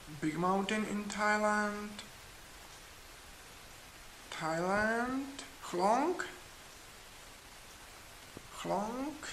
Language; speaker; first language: English; non-native, learner; Czech